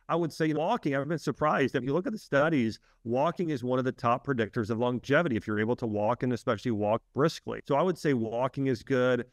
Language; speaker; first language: English; native; English